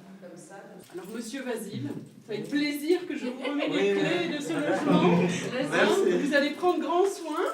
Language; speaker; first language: French; native; French